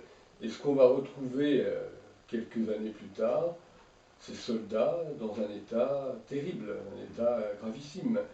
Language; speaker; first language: French; native; French